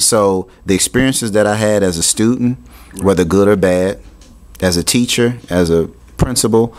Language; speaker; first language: English; native; English